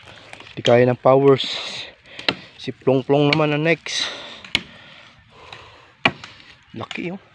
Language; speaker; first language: Filipino; non-native, local second language; Cebuano